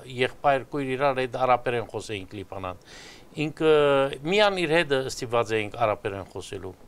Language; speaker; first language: Armenian; early bilingual, heritage; Armenian